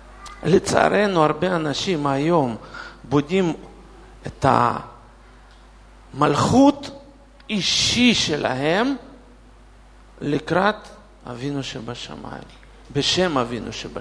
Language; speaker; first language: Hebrew; non-native, fluent; Russian